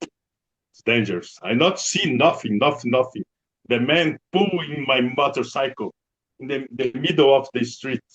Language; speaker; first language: English; non-native, learner; Portuguese